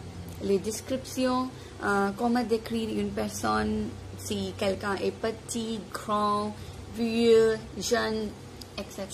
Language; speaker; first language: French; non-native, fluent; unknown